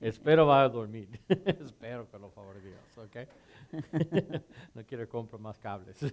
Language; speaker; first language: Spanish; non-native, learner; English